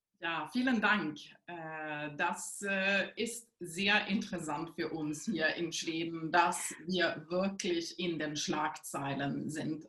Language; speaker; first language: German; non-native, fluent; Swedish